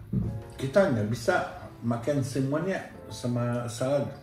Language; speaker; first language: Indonesian; non-native, learner; French